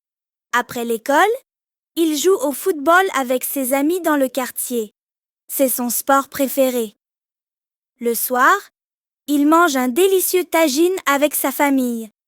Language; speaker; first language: French; non-native, learner; Arabic